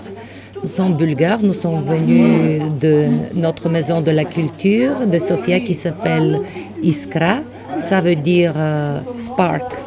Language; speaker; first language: French; non-native, fluent; Bulgarian